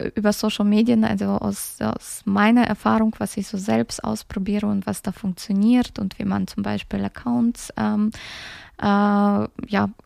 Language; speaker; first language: German; early bilingual, other home language; Russian